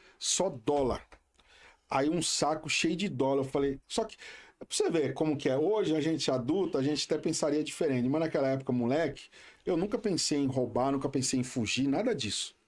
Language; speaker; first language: Portuguese; native; Portuguese